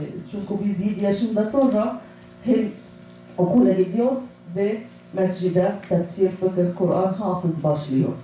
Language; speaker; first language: Turkish; non-native, learner; Arabic